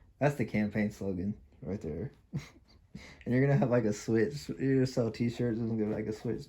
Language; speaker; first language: English; native; English